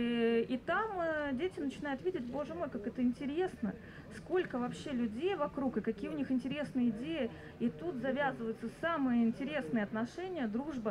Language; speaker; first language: Russian; non-native, fluent; Estonian